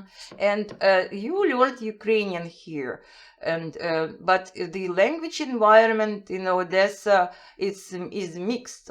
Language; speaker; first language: English; non-native, fluent; Russian